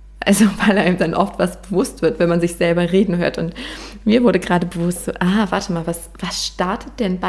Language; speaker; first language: German; native; German